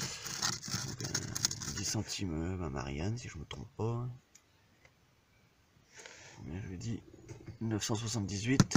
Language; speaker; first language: French; native; French